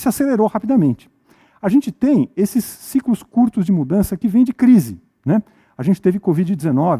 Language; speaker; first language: Portuguese; native; Portuguese